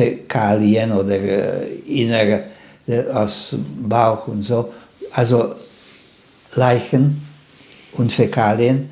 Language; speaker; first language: German; non-native, fluent; Slovak